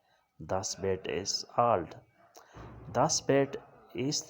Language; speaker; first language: German; non-native, learner; Urdu